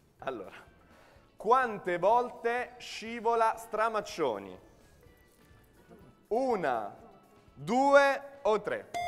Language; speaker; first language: Italian; native; Italian